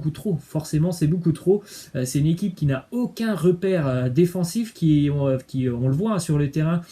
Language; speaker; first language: French; native; French